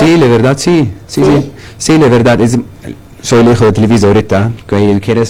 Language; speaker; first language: Spanish; non-native, learner; Arabic